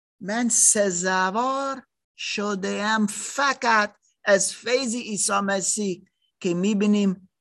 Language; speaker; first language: Persian; non-native, learner; German